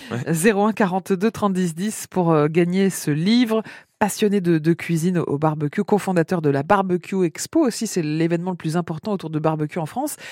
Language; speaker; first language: French; native; French